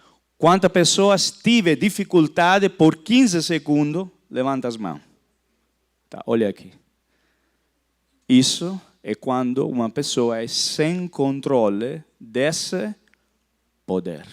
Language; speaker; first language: Portuguese; non-native, fluent; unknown